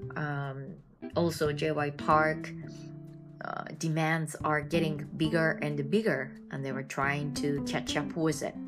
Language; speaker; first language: English; non-native, fluent; Japanese